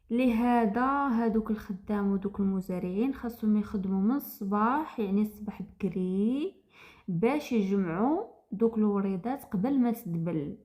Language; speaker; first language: Arabic; native; Arabic